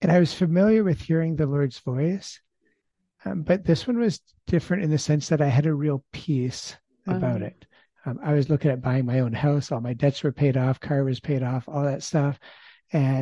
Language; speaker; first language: English; native; English